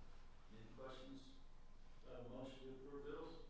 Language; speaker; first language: English; native; English